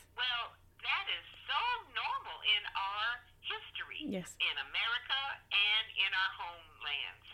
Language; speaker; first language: English; native; English